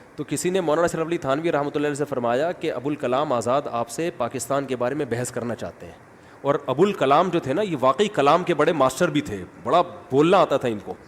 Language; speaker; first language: Urdu; native; Urdu